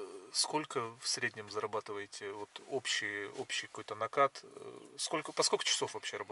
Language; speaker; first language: Russian; native; Russian